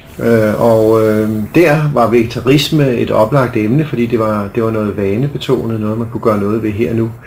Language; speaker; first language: Danish; native; Danish